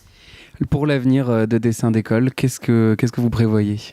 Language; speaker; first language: French; native; French